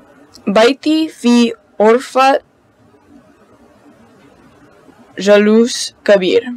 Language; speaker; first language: Arabic; non-native, learner; English